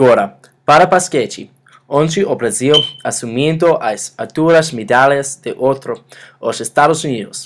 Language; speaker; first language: Portuguese; non-native, learner; English